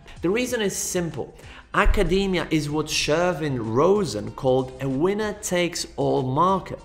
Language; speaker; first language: English; non-native, fluent; Polish